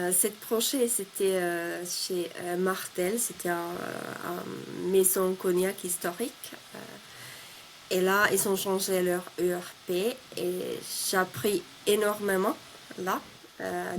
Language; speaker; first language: French; non-native, fluent; Finnish